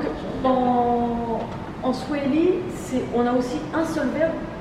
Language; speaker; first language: French; native; French